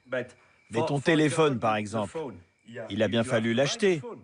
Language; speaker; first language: French; native; French